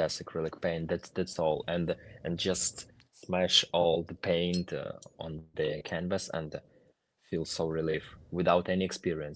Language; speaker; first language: English; non-native, fluent; Ukrainian